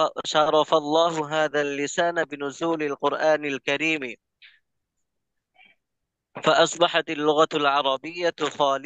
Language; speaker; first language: Arabic; non-native, learner; Bangla